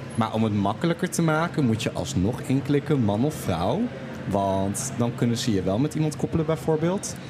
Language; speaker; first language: Dutch; native; Dutch